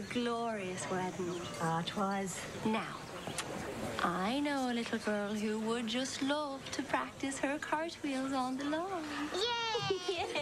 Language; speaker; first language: English; native; English